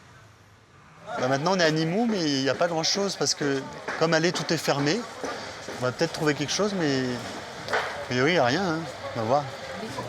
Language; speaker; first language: French; native; French